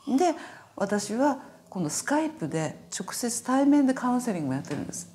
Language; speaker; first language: Japanese; native; Japanese